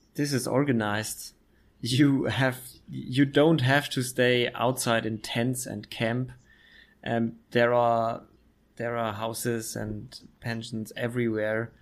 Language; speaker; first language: English; non-native, fluent; German